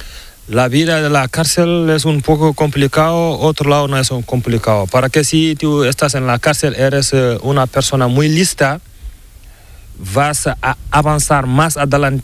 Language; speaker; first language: Spanish; non-native, learner; Fula